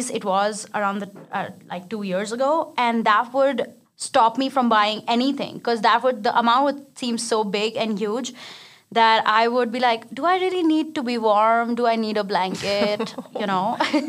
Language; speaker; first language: English; non-native, local second language; Hindi